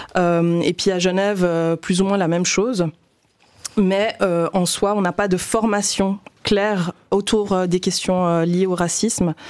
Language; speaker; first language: French; native; French